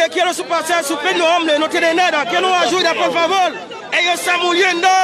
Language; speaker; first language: Spanish; non-native, learner; Haitian Creole